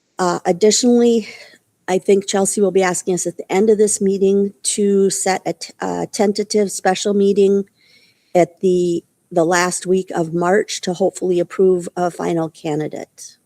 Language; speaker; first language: English; native; English